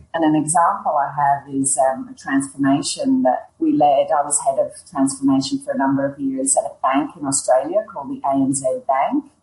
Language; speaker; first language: English; native; English